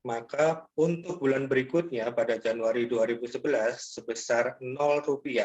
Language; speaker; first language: Indonesian; native; Indonesian